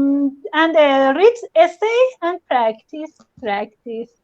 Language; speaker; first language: English; non-native, learner; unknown